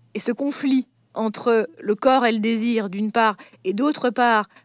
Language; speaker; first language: French; native; French